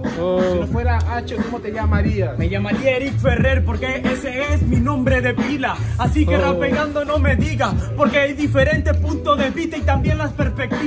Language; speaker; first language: Spanish; native; Spanish